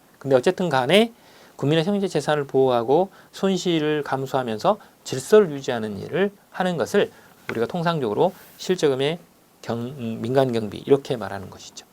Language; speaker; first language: Korean; native; Korean